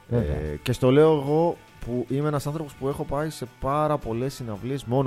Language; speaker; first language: Greek; native; Greek